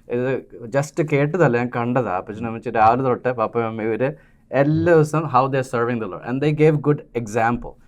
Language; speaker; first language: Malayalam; early bilingual, heritage; Malayalam